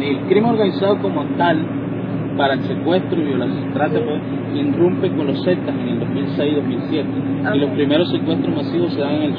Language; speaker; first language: Spanish; native; Spanish